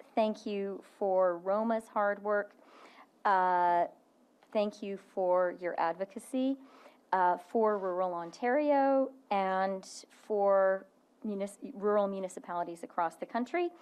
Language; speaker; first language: English; native; English